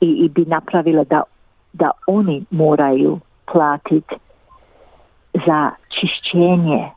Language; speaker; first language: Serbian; early bilingual, heritage; English